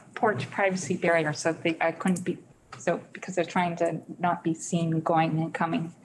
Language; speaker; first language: English; native; English